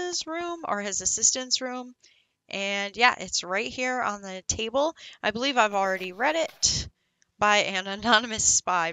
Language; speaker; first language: English; native; English